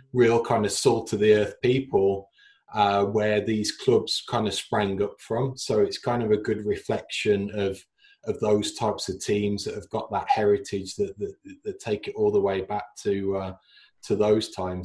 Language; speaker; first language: English; native; English